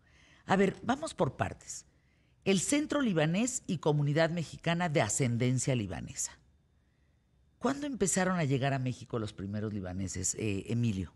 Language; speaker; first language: Spanish; native; Spanish